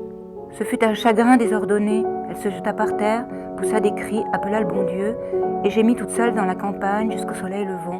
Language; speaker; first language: French; native; French